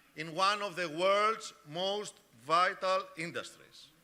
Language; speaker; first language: English; non-native, fluent; Greek